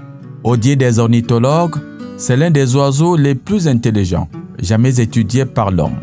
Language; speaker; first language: French; native; French